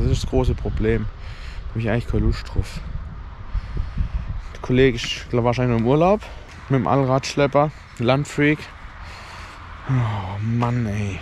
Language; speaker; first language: German; native; German